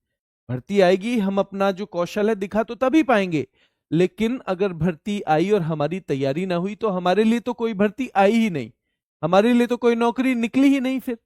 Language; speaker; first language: Hindi; native; Hindi